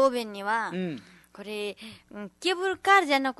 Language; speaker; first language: Japanese; non-native, learner; Nepali